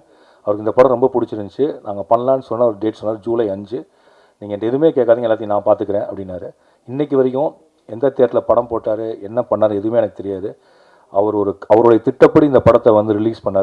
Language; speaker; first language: Tamil; native; Tamil